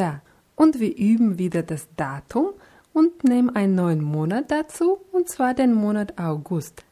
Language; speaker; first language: German; non-native, fluent; Russian